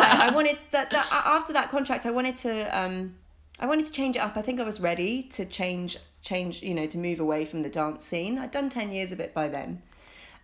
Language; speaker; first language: English; native; English